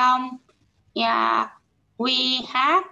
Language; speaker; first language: English; non-native, learner; Vietnamese